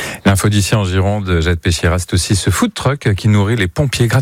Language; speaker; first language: French; native; French